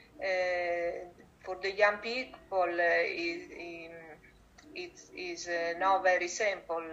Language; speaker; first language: English; non-native, learner; Italian